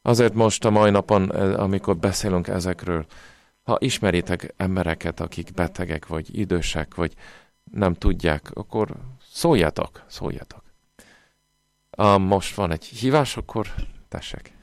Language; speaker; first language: Hungarian; non-native, fluent; English